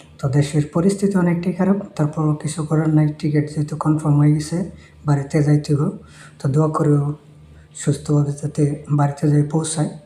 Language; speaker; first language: Bangla; native; Bangla